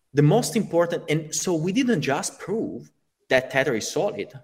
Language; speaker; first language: English; non-native, fluent; Italian